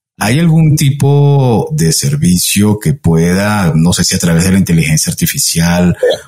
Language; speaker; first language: Spanish; native; Spanish